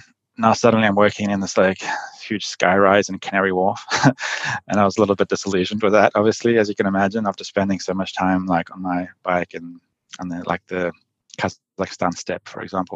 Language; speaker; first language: English; native; English